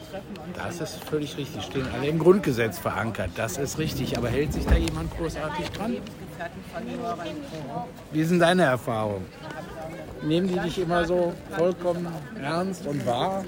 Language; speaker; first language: German; native; German